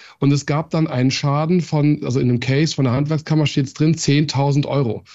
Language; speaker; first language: German; early bilingual, other home language; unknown